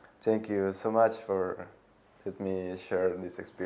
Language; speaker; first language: English; non-native, learner; Spanish